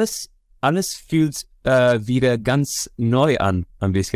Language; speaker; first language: German; non-native, fluent; Dutch